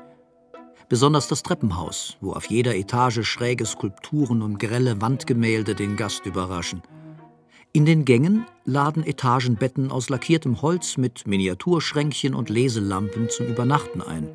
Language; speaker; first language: German; native; German